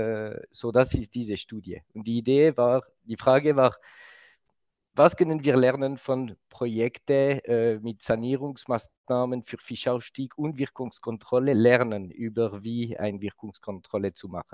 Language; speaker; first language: German; non-native, local second language; French